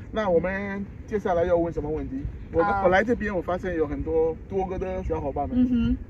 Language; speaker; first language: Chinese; non-native, fluent; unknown